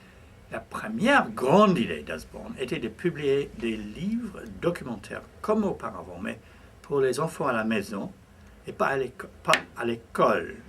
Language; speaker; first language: French; non-native, fluent; English